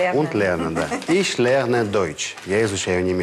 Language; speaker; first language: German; non-native, fluent; Russian